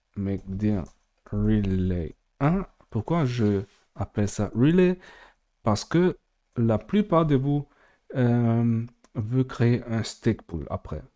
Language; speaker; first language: French; non-native, fluent; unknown